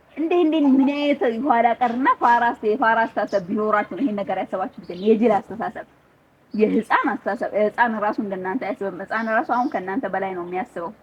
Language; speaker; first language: Amharic; native; Amharic